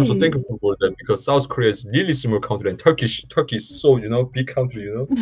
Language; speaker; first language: English; non-native, learner; Korean